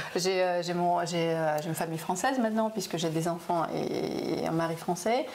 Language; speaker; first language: French; non-native, fluent; Russian